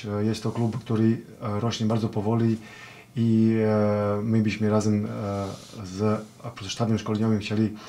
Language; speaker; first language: Polish; non-native, fluent; Serbian